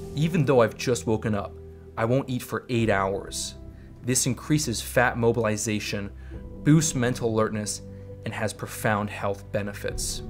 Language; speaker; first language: English; native; English